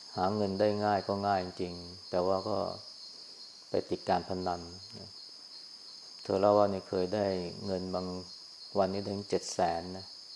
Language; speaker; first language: Thai; native; Thai